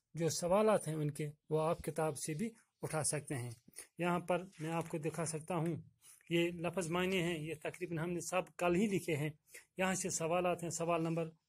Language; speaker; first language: Urdu; non-native, local second language; Kashmiri